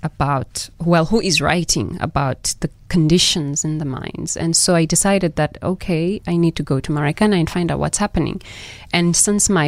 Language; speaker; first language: English; non-native, local second language; Xhosa